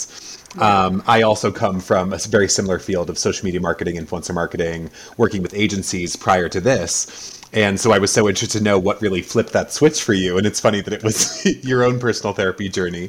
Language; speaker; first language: English; native; English